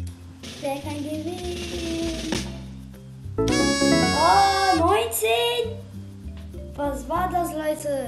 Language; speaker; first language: German; non-native, learner; Portuguese